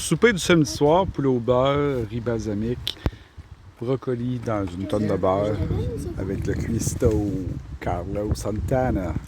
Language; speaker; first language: French; native; French